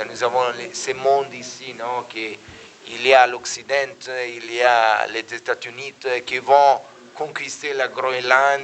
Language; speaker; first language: French; non-native, learner; Italian